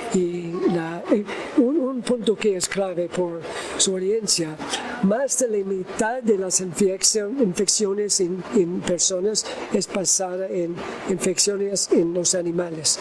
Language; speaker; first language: Spanish; non-native, learner; English